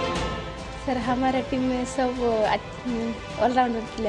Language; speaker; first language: Hindi; non-native, local second language; Bhojpuri